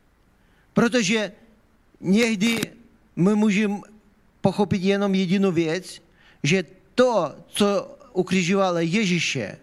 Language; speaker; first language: Czech; non-native, fluent; Ukrainian